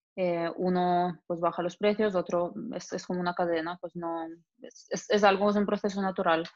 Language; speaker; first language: Spanish; non-native, fluent; Russian